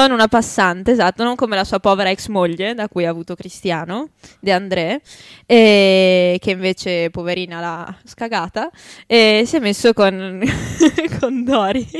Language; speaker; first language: Italian; native; Italian